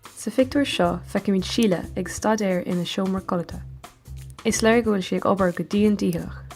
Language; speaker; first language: Irish; non-native, local second language; English